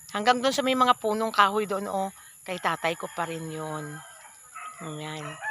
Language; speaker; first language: Filipino; non-native, local second language; Hiligaynon